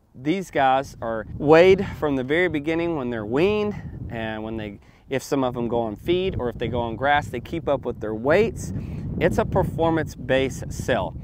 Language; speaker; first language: English; native; English